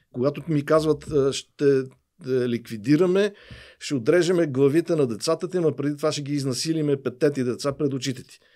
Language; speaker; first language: Bulgarian; native; Bulgarian